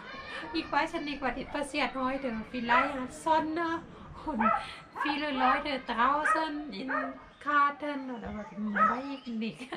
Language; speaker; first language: German; non-native, learner; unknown